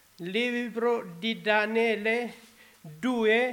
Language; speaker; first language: Italian; non-native, learner; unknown